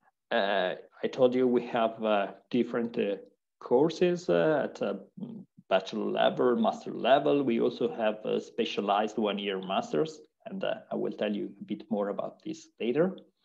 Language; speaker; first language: English; non-native, fluent; Italian